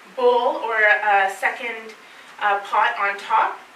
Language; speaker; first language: English; native; English